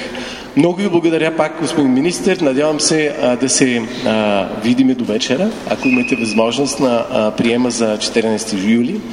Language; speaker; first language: Bulgarian; non-native, fluent; French